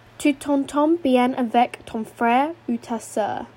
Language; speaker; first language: French; non-native, learner; English